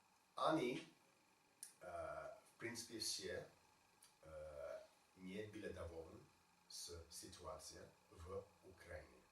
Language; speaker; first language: Russian; non-native, learner; English